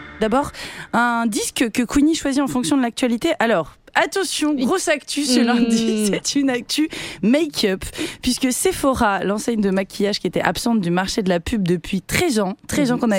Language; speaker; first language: French; native; French